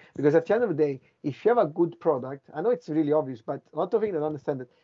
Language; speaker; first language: English; non-native, fluent; Italian